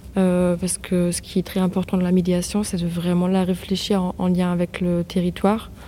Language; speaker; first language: French; non-native, fluent; German